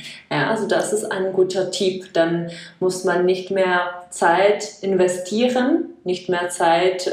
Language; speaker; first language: German; non-native, fluent; Czech